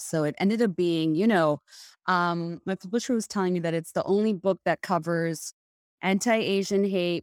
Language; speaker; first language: English; non-native, local second language; Bangla